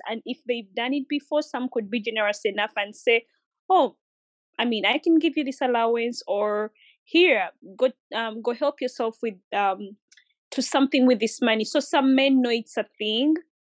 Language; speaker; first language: English; non-native, local second language; Ganda